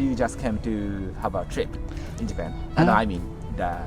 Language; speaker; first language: English; non-native, learner; Japanese